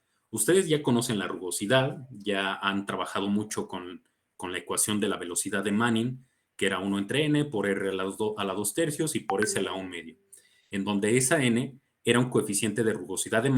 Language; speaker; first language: Spanish; native; Spanish